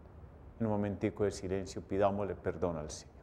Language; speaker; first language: Spanish; native; Spanish